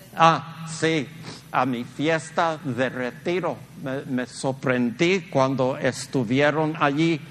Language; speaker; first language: Spanish; early bilingual, heritage; Spanish